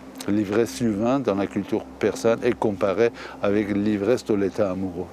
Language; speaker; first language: French; non-native, fluent; Persian